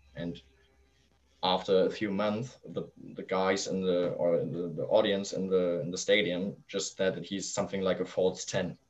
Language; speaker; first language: English; non-native, fluent; German